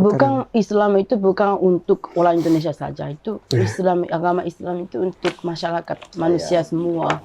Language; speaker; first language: Indonesian; non-native, fluent; Japanese